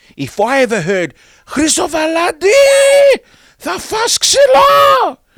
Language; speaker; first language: English; early bilingual, other home language; Greek